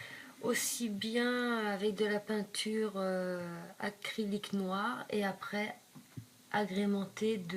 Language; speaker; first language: French; native; French